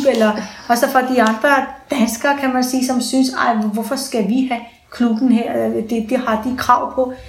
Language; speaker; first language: Danish; early bilingual, other home language; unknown